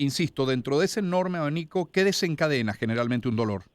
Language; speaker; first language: Spanish; native; Spanish